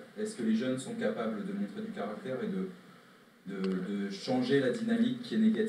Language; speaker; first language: French; native; French